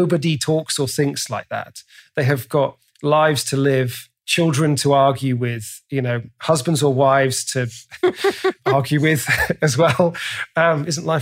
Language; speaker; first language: English; native; English